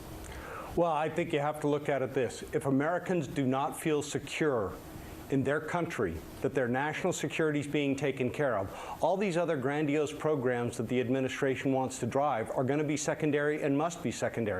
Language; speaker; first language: English; native; English